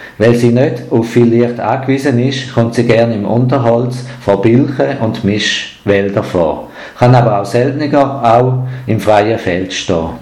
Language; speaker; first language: German; native; German